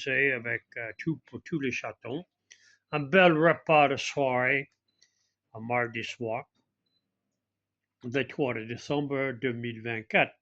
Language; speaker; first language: French; non-native, fluent; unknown